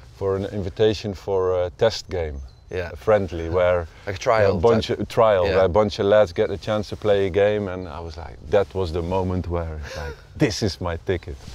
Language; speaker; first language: English; non-native, fluent; Dutch